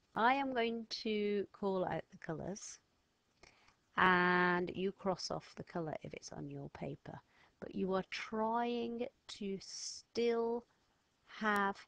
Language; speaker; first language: English; native; English